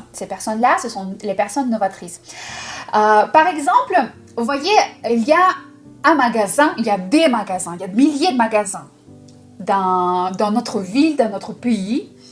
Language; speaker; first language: French; non-native, fluent; Russian